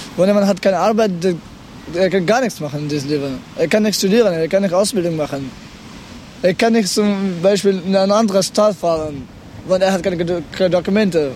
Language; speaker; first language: German; non-native, learner; Pashto